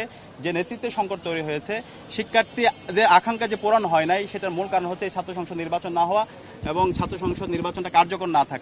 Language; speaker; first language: Bangla; native; Bangla